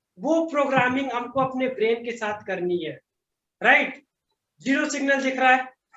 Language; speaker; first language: Hindi; native; Hindi